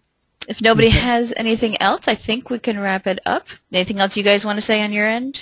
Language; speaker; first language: English; native; English